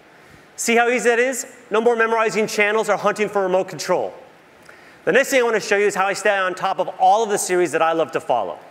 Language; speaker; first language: English; native; English